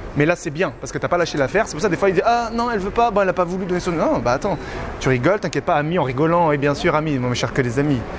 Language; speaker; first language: French; native; French